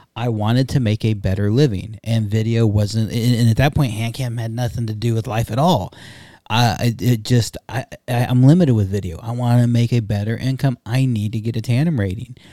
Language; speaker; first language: English; native; English